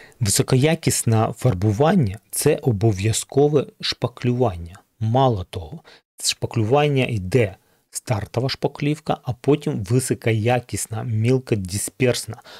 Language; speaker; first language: Ukrainian; non-native, local second language; Russian